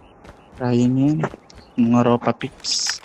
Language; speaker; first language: Filipino; native; Filipino